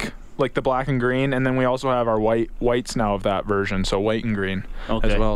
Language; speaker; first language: English; native; English